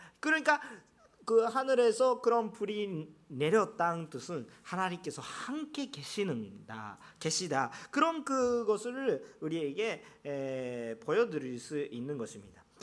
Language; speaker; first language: Korean; non-native, fluent; Japanese